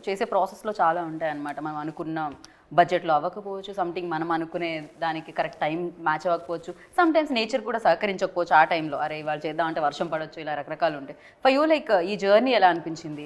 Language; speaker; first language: Telugu; native; Telugu